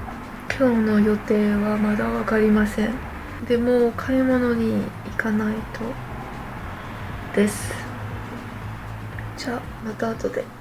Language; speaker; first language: Japanese; non-native, learner; French